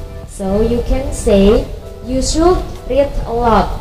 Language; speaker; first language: English; non-native, fluent; Indonesian